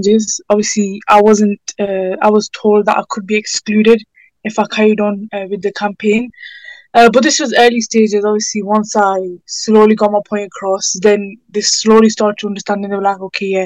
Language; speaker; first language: English; native; English